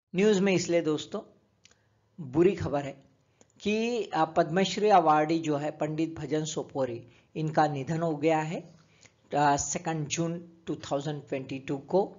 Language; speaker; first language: Hindi; native; Hindi